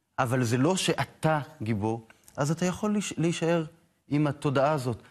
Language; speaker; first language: Hebrew; native; Hebrew